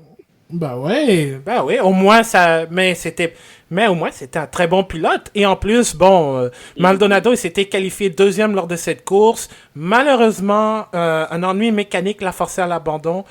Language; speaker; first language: French; native; French